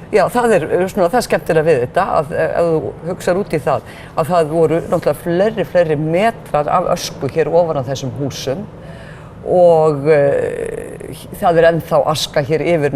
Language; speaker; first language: Icelandic; native; Icelandic